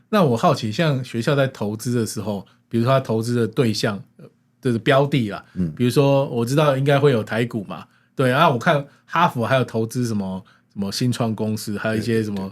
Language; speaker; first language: Chinese; native; Chinese